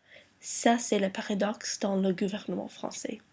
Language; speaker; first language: French; non-native, learner; English